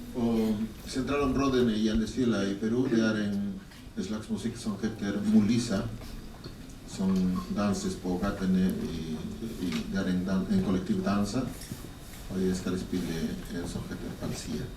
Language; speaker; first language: Swedish; non-native, learner; Spanish